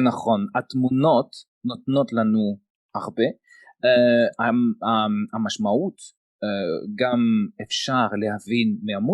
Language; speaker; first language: Hebrew; non-native, fluent; French